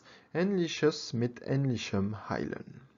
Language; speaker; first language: German; non-native, learner; French